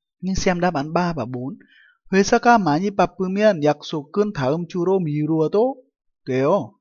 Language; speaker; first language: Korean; non-native, fluent; Vietnamese